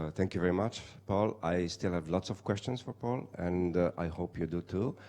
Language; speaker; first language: English; non-native, fluent; Romanian